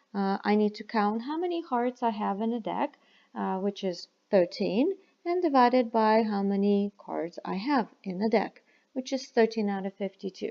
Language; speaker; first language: English; non-native, fluent; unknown